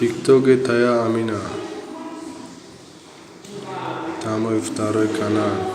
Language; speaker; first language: Russian; non-native, learner; Tajik